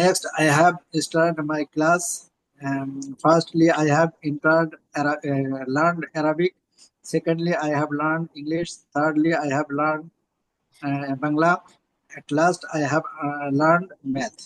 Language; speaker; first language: English; non-native, learner; Bangla